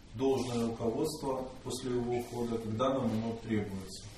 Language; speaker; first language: Russian; native; Russian